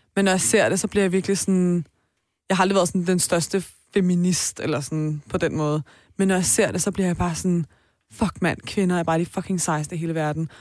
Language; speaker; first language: Danish; early bilingual, other home language; Persian